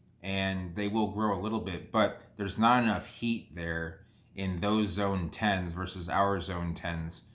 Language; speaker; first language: English; native; English